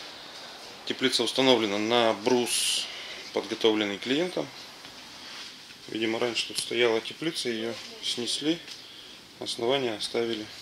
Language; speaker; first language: Russian; native; Russian